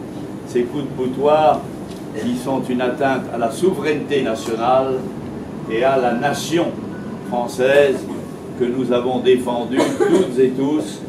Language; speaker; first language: French; native; French